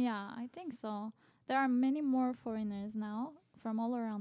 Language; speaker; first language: English; non-native, fluent; Turkish